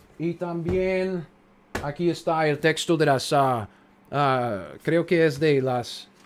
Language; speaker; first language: Spanish; non-native, fluent; English